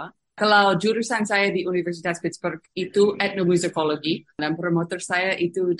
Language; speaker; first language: Indonesian; non-native, fluent; English